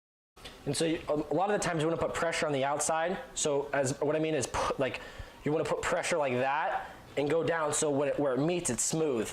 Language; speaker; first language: English; native; English